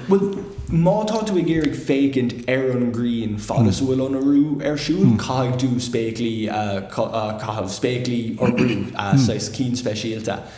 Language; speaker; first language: Irish; non-native, local second language; English